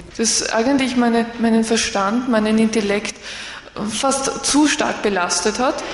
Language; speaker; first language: German; non-native, learner; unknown